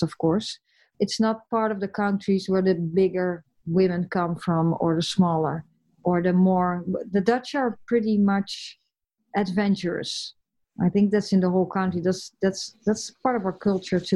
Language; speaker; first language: English; non-native, fluent; Dutch